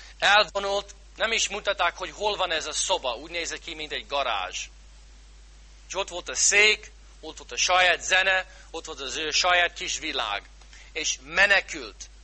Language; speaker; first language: Hungarian; non-native, fluent; English